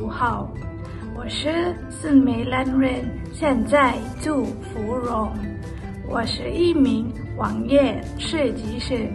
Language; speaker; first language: Chinese; non-native, learner; Malay